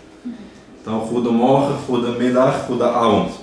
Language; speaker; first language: Dutch; non-native, fluent; Portuguese